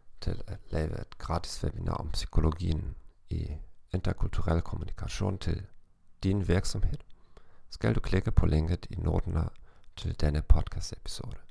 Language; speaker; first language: Danish; non-native, fluent; German